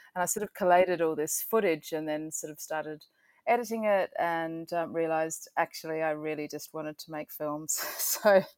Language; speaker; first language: English; native; English